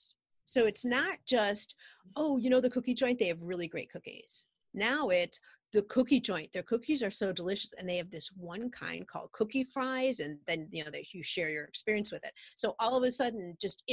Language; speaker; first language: English; native; English